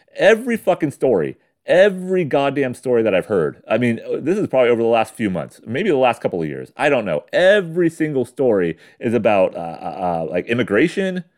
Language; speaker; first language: English; native; English